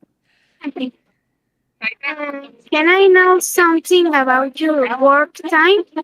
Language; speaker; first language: English; non-native, learner; Spanish